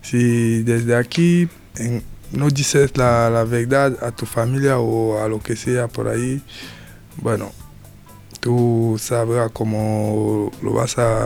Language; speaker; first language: Spanish; non-native, learner; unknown